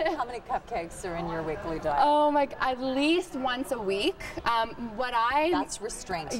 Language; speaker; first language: English; early bilingual, heritage; Spanish